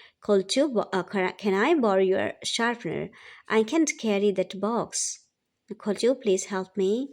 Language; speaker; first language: English; non-native, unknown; Burmese